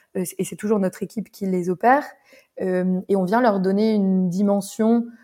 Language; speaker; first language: French; native; French